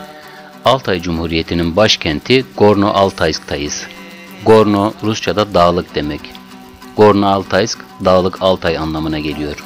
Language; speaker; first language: Turkish; native; Turkish